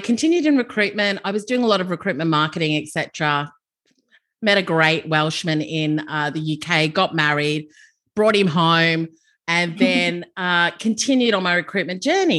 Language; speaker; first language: English; native; English